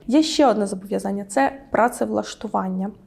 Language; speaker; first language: Ukrainian; native; Ukrainian